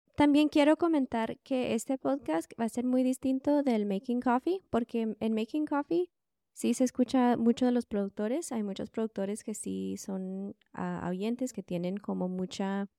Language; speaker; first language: Spanish; early bilingual, heritage; Spanish